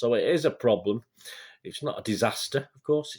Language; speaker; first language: English; native; English